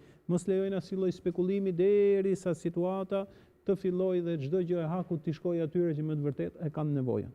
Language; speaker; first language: Albanian; native; Albanian